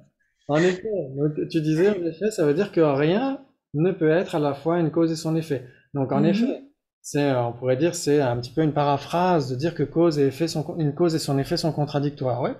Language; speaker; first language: French; native; French